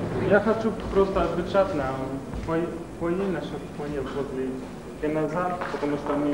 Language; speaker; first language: Russian; non-native, learner; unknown